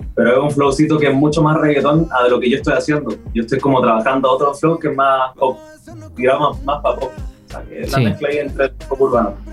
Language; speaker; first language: Spanish; native; Spanish